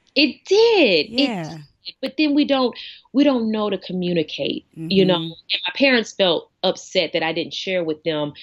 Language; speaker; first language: English; native; English